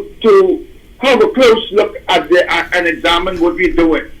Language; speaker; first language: English; native; English